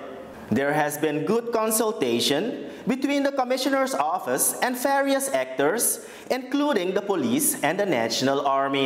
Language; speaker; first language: English; non-native, local second language; Dutch